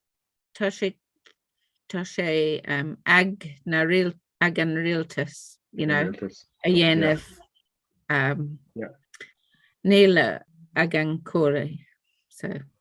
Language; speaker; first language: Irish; non-native, learner; English